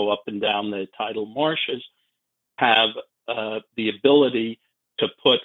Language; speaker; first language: English; native; English